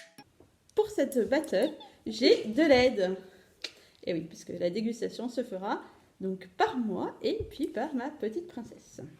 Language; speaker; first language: French; native; French